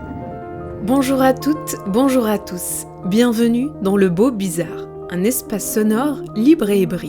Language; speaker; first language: French; native; French